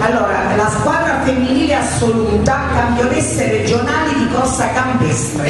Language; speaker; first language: Italian; native; Italian